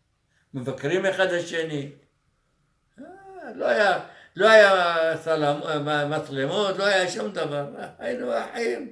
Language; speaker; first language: Hebrew; non-native, fluent; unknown